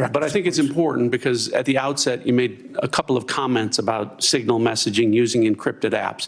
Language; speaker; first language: English; native; English